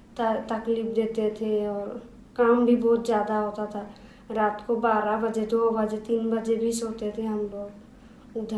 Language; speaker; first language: Hindi; non-native, local second language; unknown